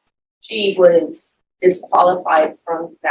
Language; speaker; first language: English; native; English